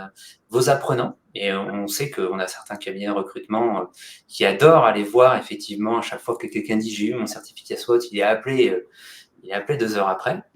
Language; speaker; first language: French; native; French